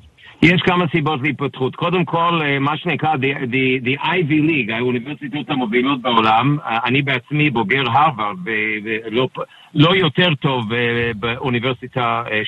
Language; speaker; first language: Hebrew; non-native, fluent; English